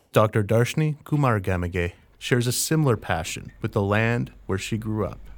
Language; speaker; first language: English; native; English